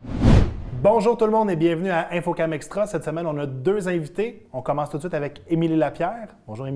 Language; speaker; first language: French; native; French